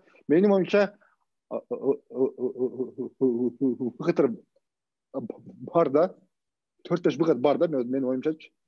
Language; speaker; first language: Kyrgyz; non-native, local second language; Russian